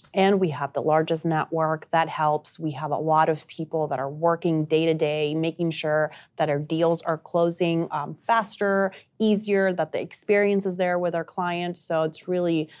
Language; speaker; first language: English; non-native, fluent; Spanish